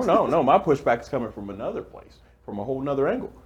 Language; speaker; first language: English; native; English